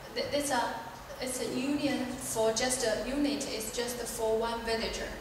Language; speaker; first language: English; non-native, learner; Chinese